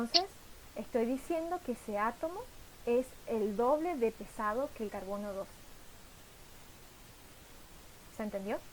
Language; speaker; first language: Spanish; native; Spanish